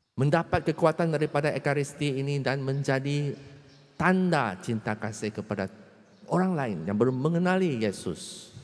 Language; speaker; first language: Malay; non-native, local second language; Chinese